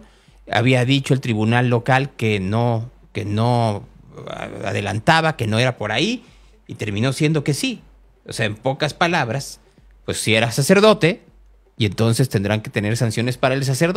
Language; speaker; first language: Spanish; native; Spanish